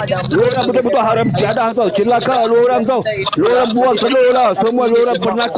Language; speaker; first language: Malay; native; Malay